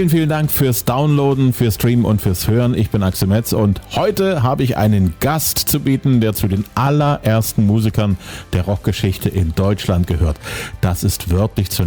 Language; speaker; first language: German; native; German